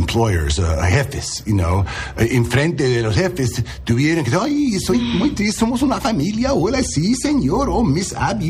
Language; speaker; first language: Spanish; non-native, learner; English